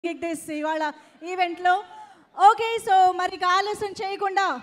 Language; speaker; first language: Telugu; native; Telugu